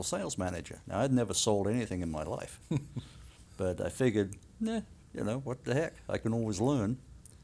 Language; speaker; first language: English; native; English